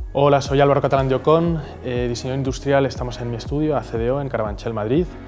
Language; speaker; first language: Spanish; native; Spanish